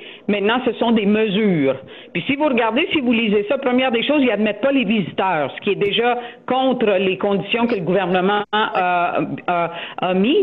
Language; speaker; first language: French; native; French